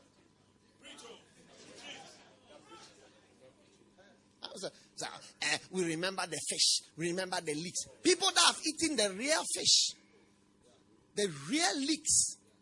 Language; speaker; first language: English; non-native, local second language; Akan